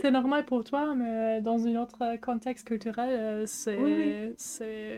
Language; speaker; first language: French; non-native, fluent; German